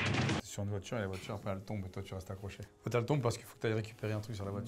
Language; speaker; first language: French; native; French